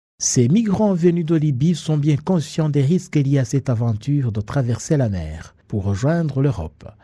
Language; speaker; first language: French; non-native, local second language; Kinyarwanda